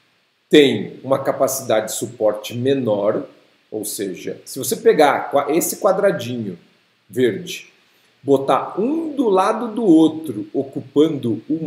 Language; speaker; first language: Portuguese; native; Portuguese